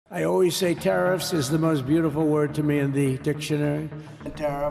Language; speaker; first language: English; native; English